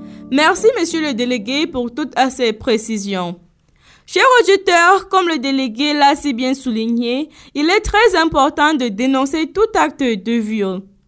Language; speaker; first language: French; non-native, local second language; Fula